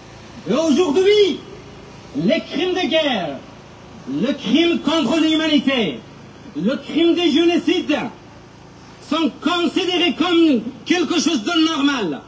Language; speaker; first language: French; non-native, fluent; Persian